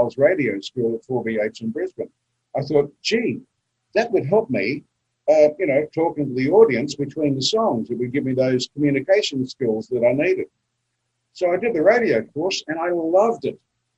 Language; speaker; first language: English; native; English